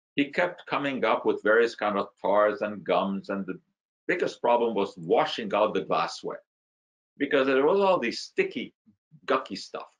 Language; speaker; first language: English; non-native, fluent; Hungarian